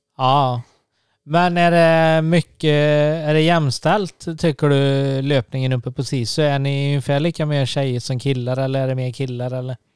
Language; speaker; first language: Swedish; native; Swedish